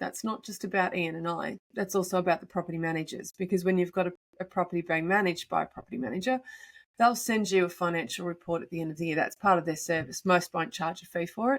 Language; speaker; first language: English; native; English